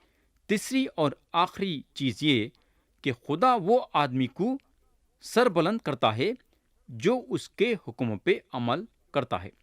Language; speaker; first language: Urdu; native; Urdu